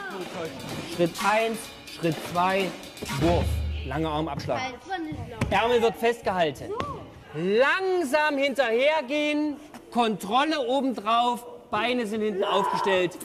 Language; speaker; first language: German; native; German